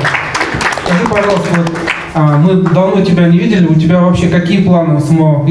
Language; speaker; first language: Russian; native; Russian